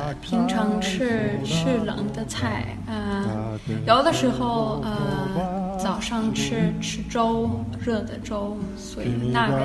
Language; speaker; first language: Chinese; non-native, learner; Danish